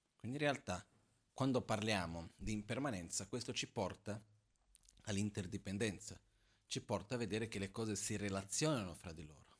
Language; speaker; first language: Italian; non-native, fluent; Portuguese